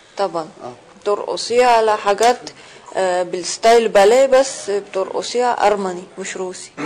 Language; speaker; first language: Arabic; non-native, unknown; Russian